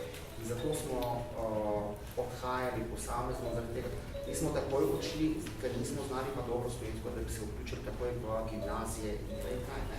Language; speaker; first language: Slovenian; early bilingual, heritage; Arabic